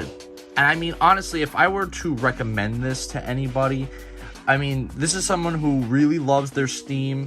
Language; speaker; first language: English; native; English